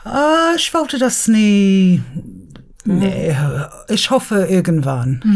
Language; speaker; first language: German; non-native, learner; English